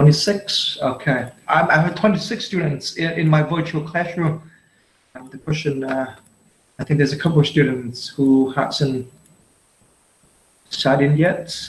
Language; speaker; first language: English; non-native, fluent; Vietnamese